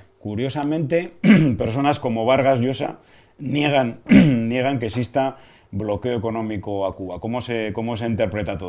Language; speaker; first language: Spanish; native; Spanish